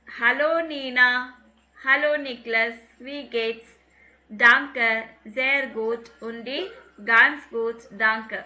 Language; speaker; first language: German; non-native, fluent; Tamil